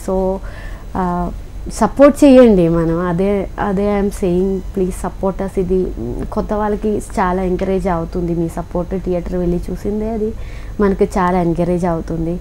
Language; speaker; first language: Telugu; non-native, learner; Malayalam